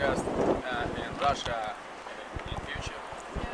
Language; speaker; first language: English; non-native, learner; Russian